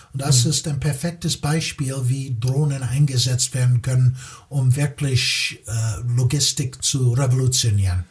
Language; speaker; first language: German; non-native, fluent; English